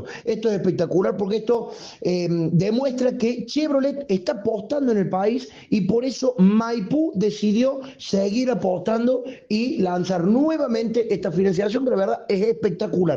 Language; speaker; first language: Spanish; native; Spanish